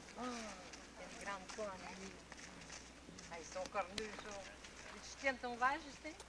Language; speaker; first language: French; native; French